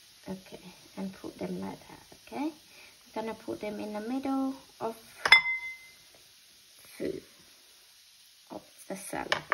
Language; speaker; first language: English; non-native, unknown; Thai